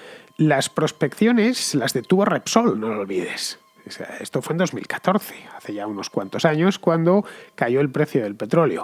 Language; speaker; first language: Spanish; native; Spanish